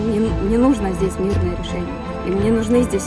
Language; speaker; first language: Russian; native; Russian